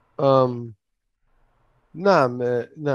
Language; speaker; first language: Arabic; non-native, learner; English